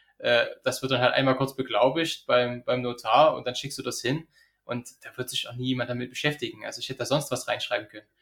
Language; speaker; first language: German; native; German